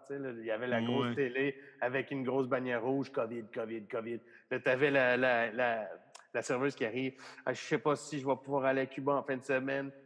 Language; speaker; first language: French; native; French